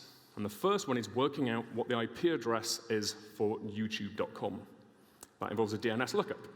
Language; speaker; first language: English; native; English